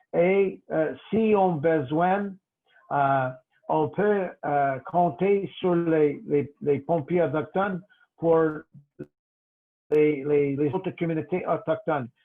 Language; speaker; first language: French; non-native, local second language; English